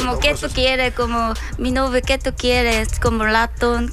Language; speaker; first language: Spanish; non-native, learner; Korean